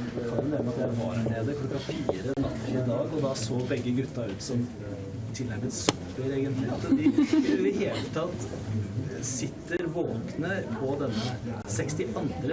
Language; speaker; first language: Norwegian; native; Norwegian